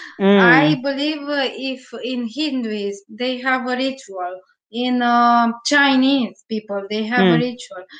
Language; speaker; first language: English; non-native, learner; Romanian